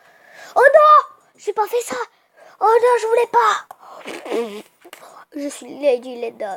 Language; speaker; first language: French; native; French